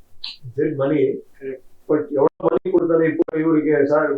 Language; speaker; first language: Tamil; non-native, learner; Kannada